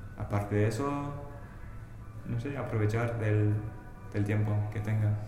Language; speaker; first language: Spanish; non-native, learner; English